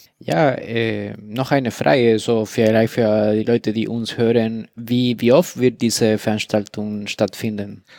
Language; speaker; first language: German; non-native, fluent; Spanish